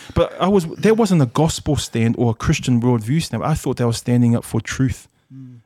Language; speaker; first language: English; early bilingual, other home language; Samoan